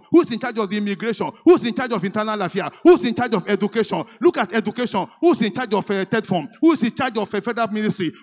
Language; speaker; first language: English; non-native, local second language; Yoruba